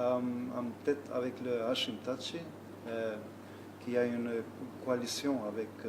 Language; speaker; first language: French; non-native, learner; Albanian